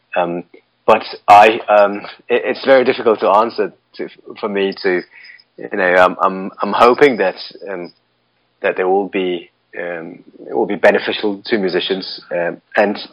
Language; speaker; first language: English; non-native, fluent; Russian